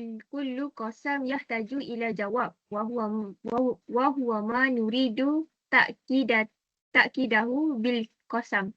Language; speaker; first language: Arabic; non-native, learner; Malay